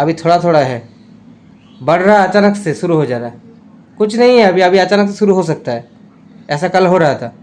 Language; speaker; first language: Hindi; non-native, local second language; Bangla